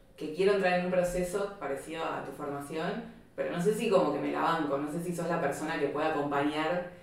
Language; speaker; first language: Spanish; native; Spanish